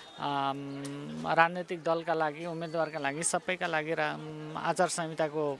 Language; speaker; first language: Nepali; native; Nepali